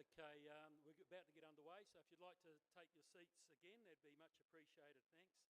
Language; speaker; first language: English; native; English